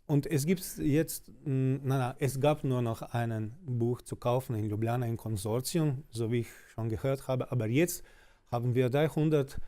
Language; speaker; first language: German; non-native, fluent; Slovenian